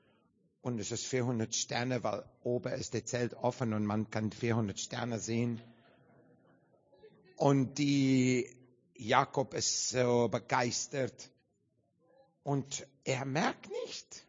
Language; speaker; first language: German; non-native, learner; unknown